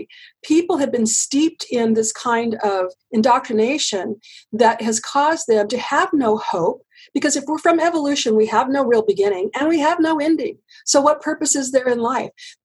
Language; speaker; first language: English; native; English